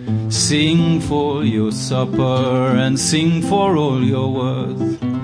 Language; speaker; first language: English; native; English